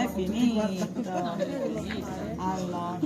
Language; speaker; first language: Italian; native; Italian